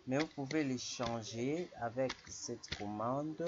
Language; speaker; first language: French; non-native, local second language; Lingala